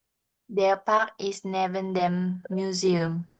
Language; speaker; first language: German; non-native, learner; Indonesian